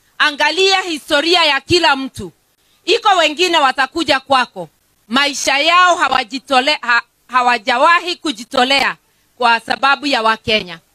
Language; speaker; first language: Swahili; non-native, local second language; Kikuyu